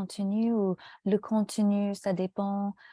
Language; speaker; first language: French; non-native, fluent; English